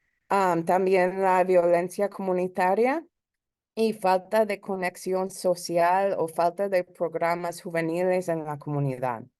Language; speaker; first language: Spanish; early bilingual, heritage; Spanish